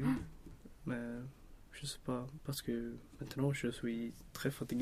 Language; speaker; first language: French; non-native, learner; Swedish